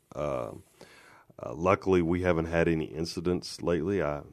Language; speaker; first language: English; native; English